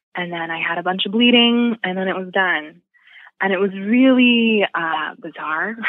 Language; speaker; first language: English; native; English